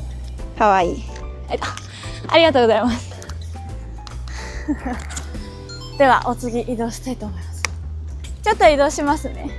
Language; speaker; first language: Japanese; native; Japanese